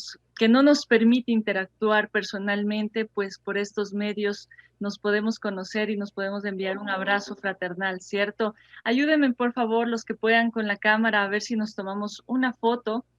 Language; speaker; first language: Spanish; native; Spanish